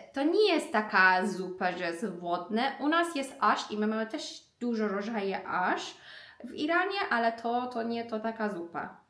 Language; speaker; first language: Polish; non-native, learner; Persian